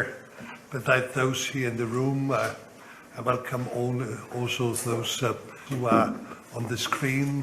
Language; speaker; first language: English; non-native, fluent; German